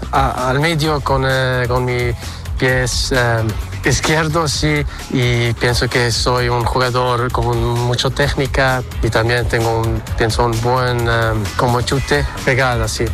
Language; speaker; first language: Spanish; non-native, learner; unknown